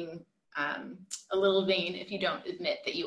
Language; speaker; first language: English; native; English